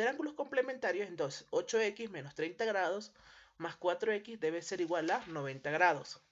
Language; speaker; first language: Spanish; native; Spanish